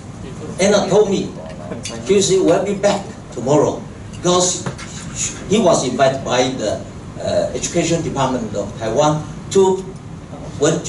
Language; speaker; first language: English; non-native, local second language; Chinese